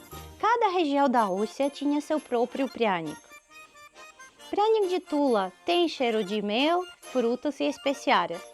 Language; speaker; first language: Portuguese; non-native, fluent; Russian